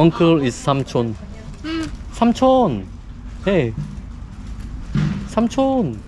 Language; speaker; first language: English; non-native, learner; Korean